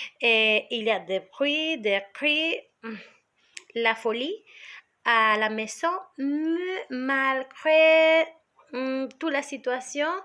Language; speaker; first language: French; non-native, learner; Spanish